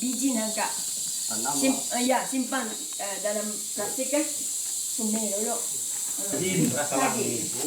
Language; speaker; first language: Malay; non-native, fluent; Japanese